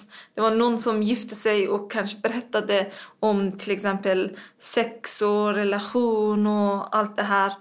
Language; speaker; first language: Swedish; non-native, fluent; Persian